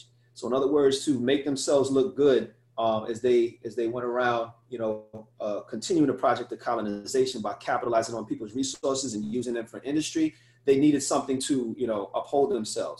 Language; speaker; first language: English; native; English